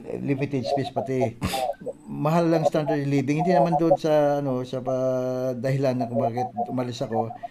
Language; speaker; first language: Filipino; non-native, local second language; Cebuano